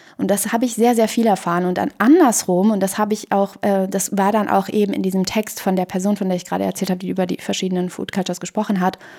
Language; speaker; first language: German; early bilingual, other home language; Persian